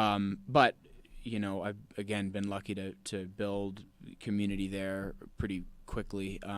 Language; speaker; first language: English; native; English